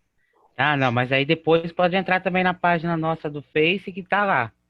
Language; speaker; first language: Portuguese; native; Portuguese